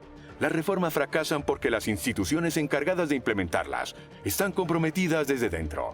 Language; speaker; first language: Spanish; native; Spanish